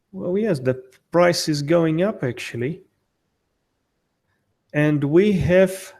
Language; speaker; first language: English; non-native, fluent; Russian